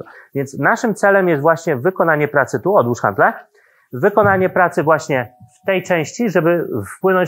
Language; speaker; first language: Polish; native; Polish